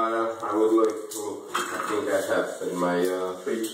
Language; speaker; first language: English; non-native, learner; Hungarian